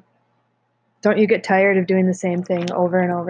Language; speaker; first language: English; native; English